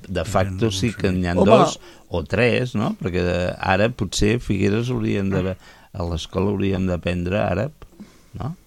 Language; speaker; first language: Catalan; native; Catalan